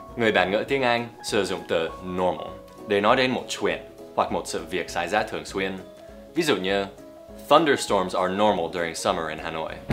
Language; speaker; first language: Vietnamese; non-native, fluent; English